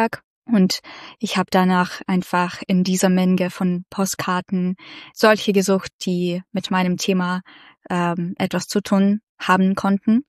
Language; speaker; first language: German; non-native, fluent; Russian